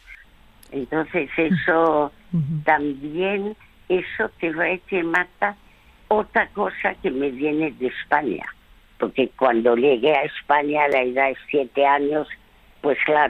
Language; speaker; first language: Spanish; early bilingual, other home language; French